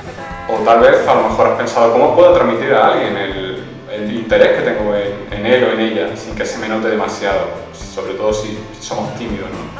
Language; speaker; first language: Spanish; native; Spanish